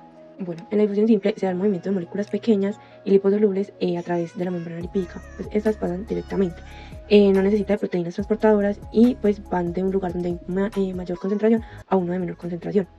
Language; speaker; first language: Spanish; native; Spanish